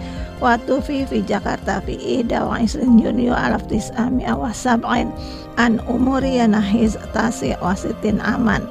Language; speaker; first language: Arabic; non-native, fluent; Indonesian